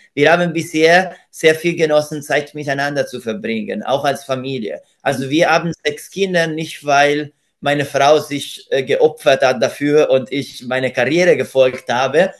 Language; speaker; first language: German; non-native, fluent; Italian